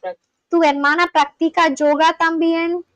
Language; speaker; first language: Spanish; non-native, learner; Bangla